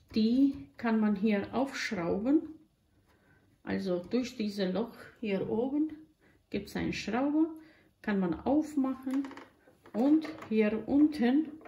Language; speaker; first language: German; non-native, learner; Croatian